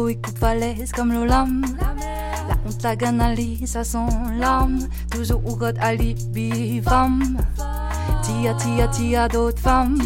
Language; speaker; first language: French; native; French